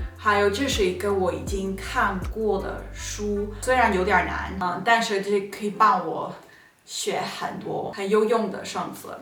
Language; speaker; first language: Chinese; non-native, learner; Spanish